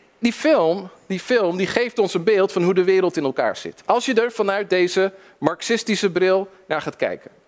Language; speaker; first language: Dutch; early bilingual, other home language; English